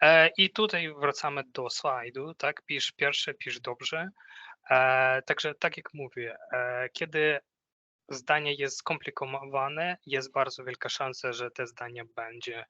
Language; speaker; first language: Polish; non-native, fluent; Ukrainian